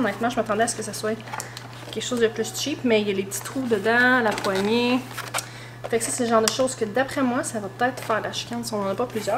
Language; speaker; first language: French; native; French